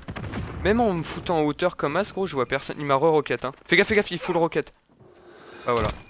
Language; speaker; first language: French; native; French